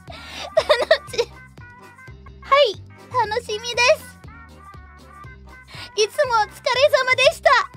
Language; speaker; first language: Japanese; non-native, learner; Indonesian